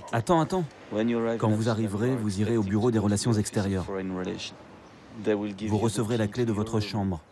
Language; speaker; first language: French; native; French